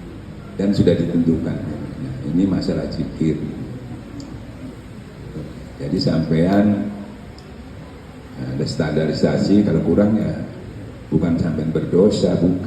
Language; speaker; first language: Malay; non-native, local second language; Javanese